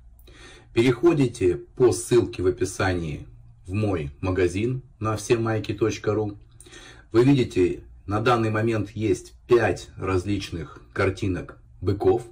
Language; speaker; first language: Russian; native; Russian